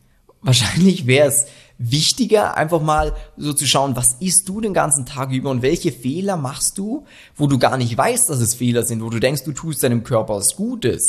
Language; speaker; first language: German; native; German